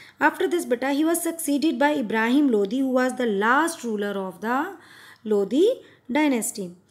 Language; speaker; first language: English; non-native, local second language; Hindi